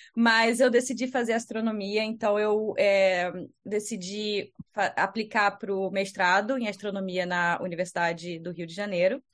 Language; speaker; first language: Portuguese; native; Portuguese